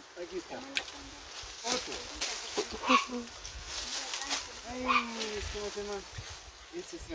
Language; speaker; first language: Spanish; non-native, learner; German